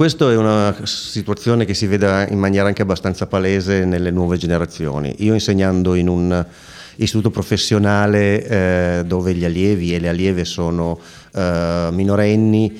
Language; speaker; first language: Italian; native; Italian